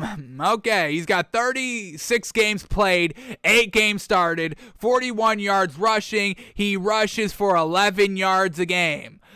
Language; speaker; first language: English; native; English